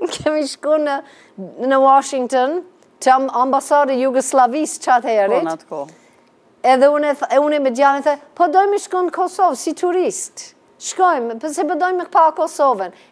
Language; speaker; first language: Albanian; non-native, fluent; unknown